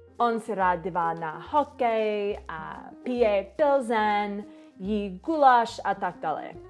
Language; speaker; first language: Czech; non-native, learner; English